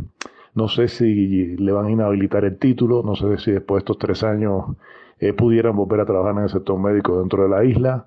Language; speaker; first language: Spanish; native; Spanish